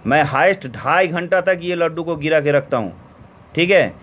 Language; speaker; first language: Hindi; non-native, local second language; Bangla